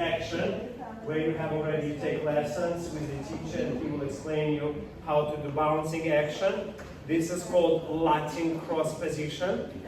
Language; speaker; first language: English; non-native, fluent; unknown